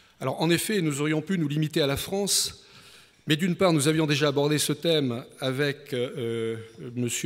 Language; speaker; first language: French; native; French